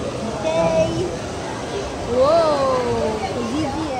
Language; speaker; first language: Italian; non-native, learner; Filipino